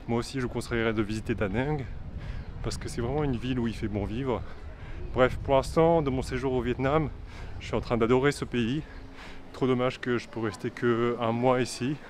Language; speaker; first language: French; early bilingual, other home language; Chinese